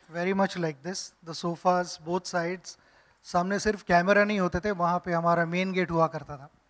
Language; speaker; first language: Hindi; non-native, local second language; Marathi